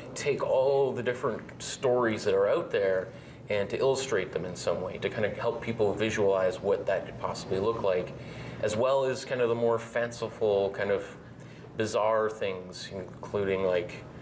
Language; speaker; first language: English; native; English